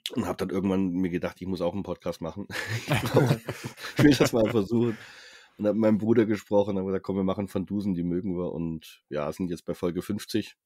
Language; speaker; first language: German; native; German